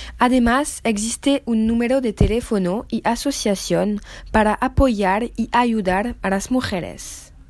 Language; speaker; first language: Spanish; non-native, learner; French